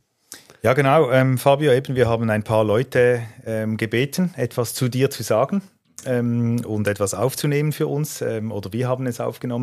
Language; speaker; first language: German; native; German